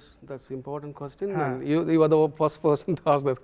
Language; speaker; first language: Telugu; non-native, learner; Tamil